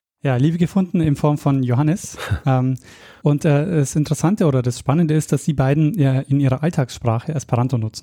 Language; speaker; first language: German; native; German